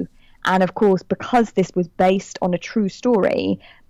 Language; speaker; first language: English; native; English